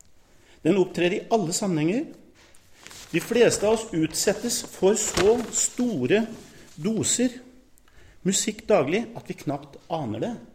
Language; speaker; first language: Norwegian; native; Norwegian